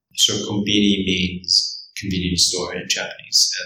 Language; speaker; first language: English; early bilingual, other home language; Korean